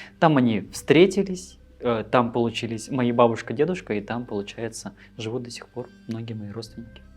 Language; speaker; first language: Russian; native; Russian